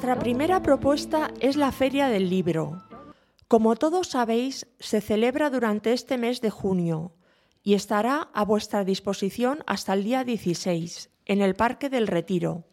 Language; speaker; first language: Spanish; native; Spanish